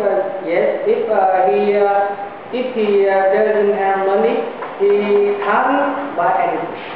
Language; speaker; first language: English; non-native, learner; Vietnamese